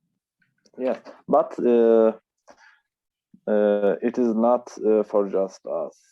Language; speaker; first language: English; non-native, learner; Turkish